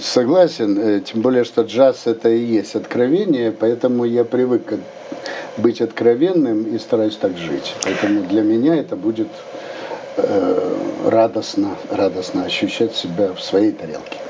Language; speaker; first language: Russian; native; Russian